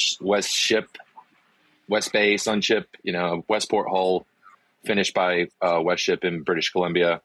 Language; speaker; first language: English; early bilingual, other home language; Afrikaans